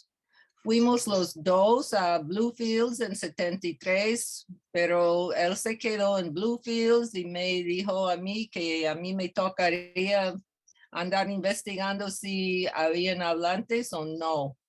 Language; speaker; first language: Spanish; non-native, fluent; English